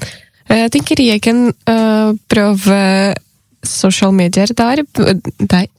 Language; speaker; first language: Norwegian; non-native, learner; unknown